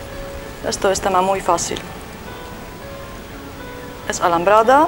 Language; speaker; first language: Spanish; non-native, learner; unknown